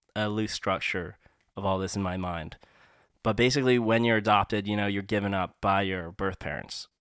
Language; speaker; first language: English; native; English